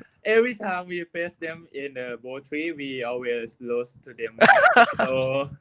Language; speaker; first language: English; non-native, learner; Thai